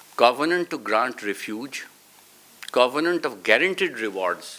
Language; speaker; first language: English; non-native, local second language; Urdu